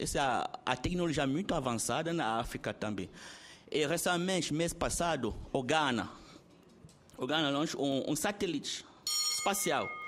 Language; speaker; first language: Portuguese; non-native, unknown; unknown